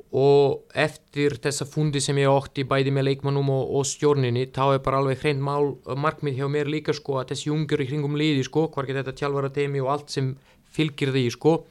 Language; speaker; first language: Icelandic; non-native, fluent; Serbian